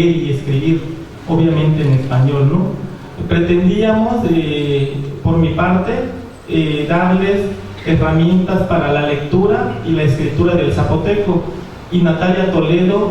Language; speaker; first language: Spanish; non-native, local second language; Zapotec